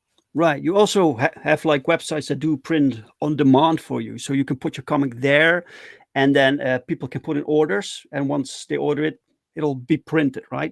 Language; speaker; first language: English; non-native, fluent; Dutch